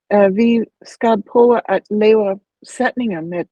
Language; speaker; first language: Danish; non-native, learner; English